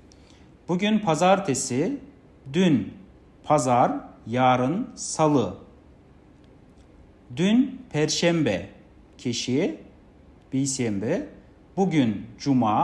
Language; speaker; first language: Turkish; non-native, fluent; Kazakh